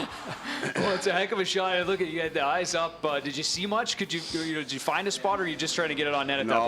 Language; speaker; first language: English; native; English